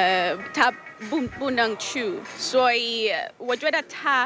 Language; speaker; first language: Chinese; non-native, learner; Spanish